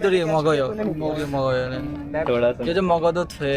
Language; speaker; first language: Korean; non-native, learner; Hindi